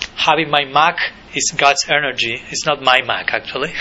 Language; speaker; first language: English; non-native, fluent; Spanish